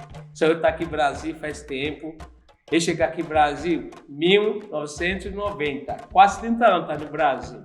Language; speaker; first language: Portuguese; non-native, learner; Yoruba